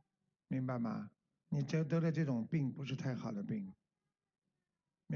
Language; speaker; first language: Chinese; native; Chinese